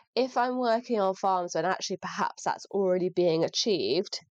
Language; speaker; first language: English; native; English